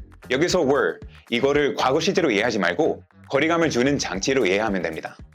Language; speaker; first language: Korean; native; Korean